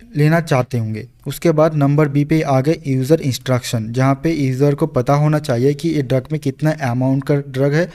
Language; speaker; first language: Hindi; non-native, local second language; Bangla